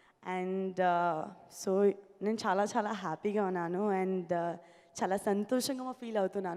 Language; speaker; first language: Telugu; non-native, learner; Gujarati